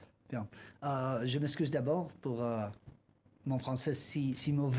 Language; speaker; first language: French; non-native, learner; Spanish